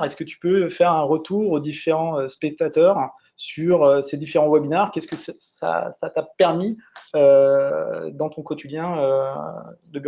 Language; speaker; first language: French; native; French